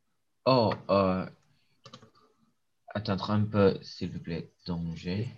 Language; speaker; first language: French; non-native, learner; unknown